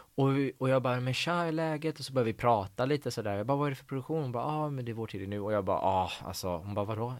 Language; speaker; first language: Swedish; early bilingual, other home language; Persian